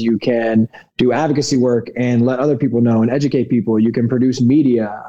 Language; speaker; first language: English; native; English